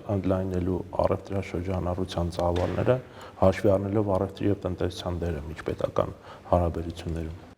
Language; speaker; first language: Armenian; native; Armenian